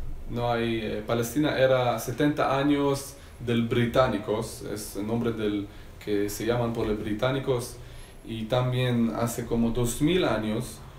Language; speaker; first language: Spanish; non-native, learner; Hebrew